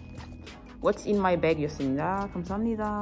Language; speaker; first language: Korean; non-native, fluent; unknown